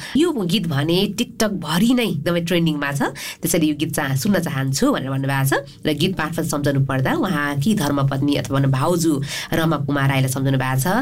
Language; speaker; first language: Nepali; native; Nepali